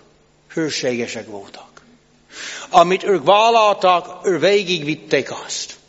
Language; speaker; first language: Hungarian; non-native, fluent; English